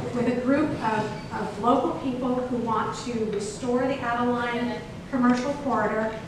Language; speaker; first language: English; native; English